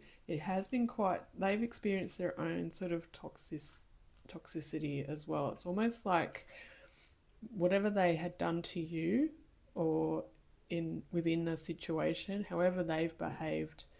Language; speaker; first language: English; native; English